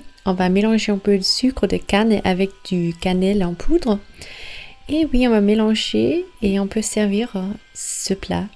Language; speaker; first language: French; non-native, fluent; Danish